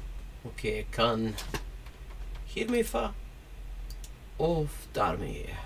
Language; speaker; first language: Dutch; non-native, learner; English